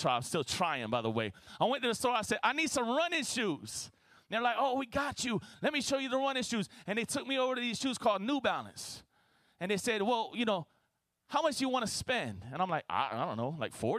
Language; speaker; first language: English; native; English